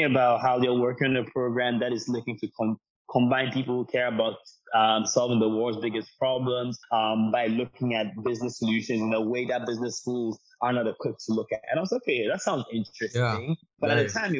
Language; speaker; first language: English; non-native, local second language; Akan